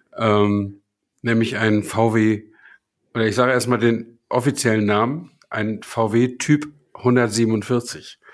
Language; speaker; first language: German; native; German